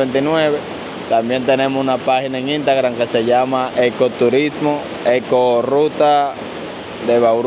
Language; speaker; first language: Spanish; native; Spanish